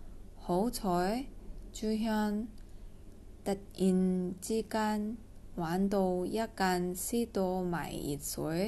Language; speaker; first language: Cantonese; non-native, learner; Korean